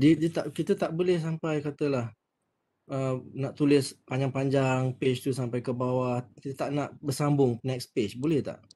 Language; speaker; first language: Malay; native; Malay